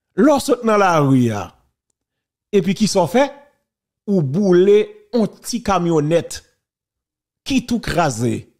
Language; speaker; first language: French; non-native, local second language; Haitian Creole